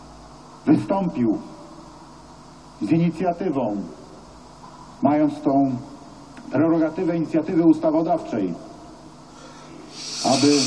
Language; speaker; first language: Polish; native; Polish